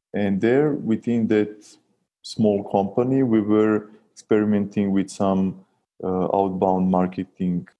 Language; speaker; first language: English; non-native, fluent; Serbian